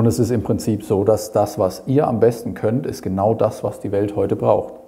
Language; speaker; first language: German; native; German